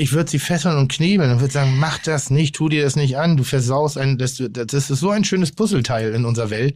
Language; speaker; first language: German; native; German